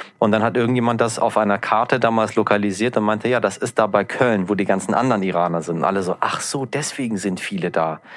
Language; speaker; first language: German; early bilingual, other home language; Persian